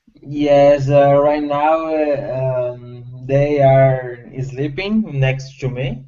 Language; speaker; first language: English; non-native, learner; Spanish